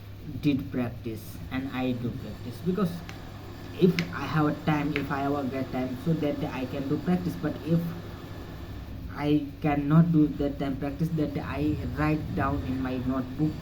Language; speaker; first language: English; non-native, learner; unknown